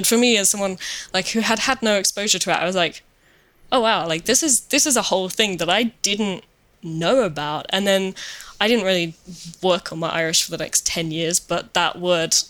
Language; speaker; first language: English; native; English